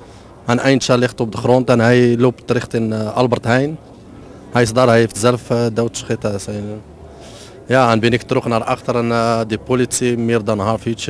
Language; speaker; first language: Dutch; non-native, learner; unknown